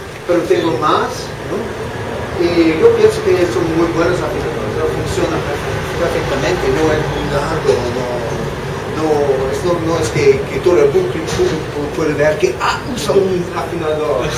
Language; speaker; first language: Spanish; non-native, fluent; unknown